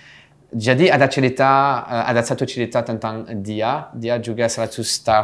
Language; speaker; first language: Indonesian; non-native, fluent; French